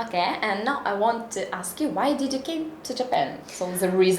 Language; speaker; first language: English; non-native, fluent; Russian